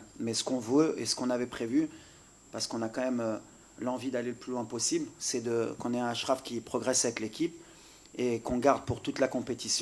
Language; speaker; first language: French; native; French